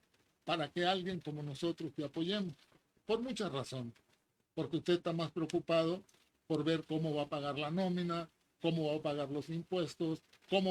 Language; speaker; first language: Spanish; native; Spanish